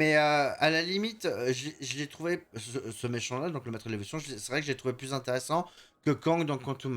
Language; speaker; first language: French; native; French